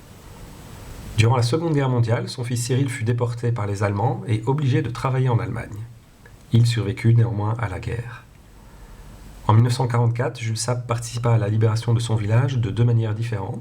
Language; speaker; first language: French; non-native, local second language; Dutch